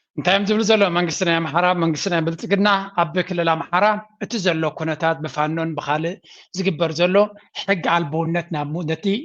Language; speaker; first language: Tigrinya; native; Tigrinya